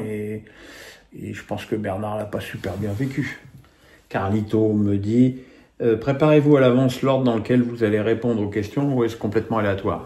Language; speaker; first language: French; native; French